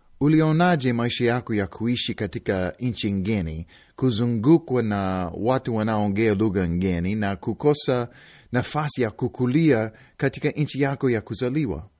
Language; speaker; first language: Swahili; non-native, fluent; English